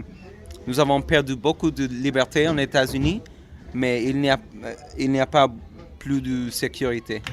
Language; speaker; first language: French; non-native, fluent; English